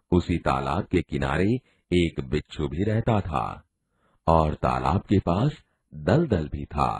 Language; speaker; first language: Hindi; non-native, local second language; Gujarati